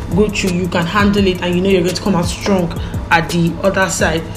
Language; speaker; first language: English; non-native, local second language; Igbo